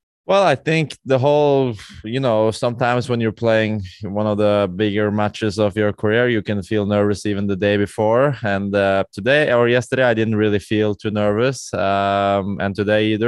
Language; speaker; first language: English; non-native, fluent; Norwegian